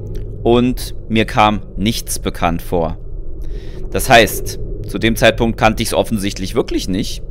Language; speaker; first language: German; native; German